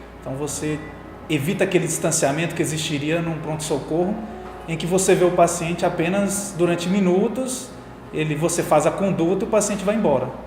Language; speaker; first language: Portuguese; native; Portuguese